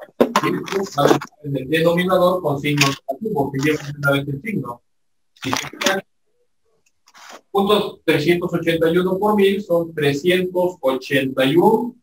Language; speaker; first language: Spanish; native; Spanish